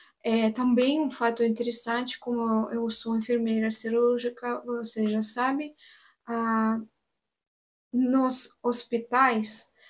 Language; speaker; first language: Portuguese; non-native, learner; Russian